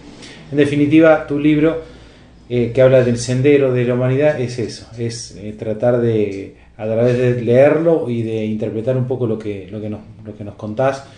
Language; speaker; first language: Spanish; native; Spanish